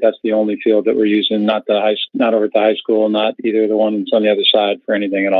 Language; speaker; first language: English; native; English